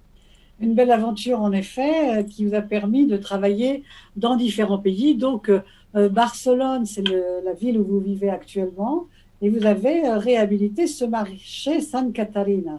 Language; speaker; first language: French; native; French